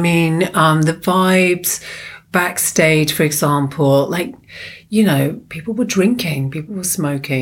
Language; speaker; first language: English; native; English